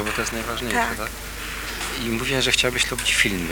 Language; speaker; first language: Polish; native; Polish